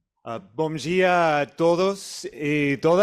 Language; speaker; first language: Portuguese; non-native, learner; English